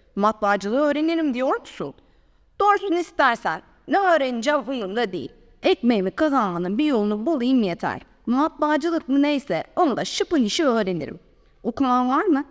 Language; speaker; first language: Turkish; native; Turkish